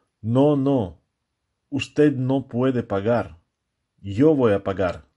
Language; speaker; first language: Spanish; non-native, fluent; Russian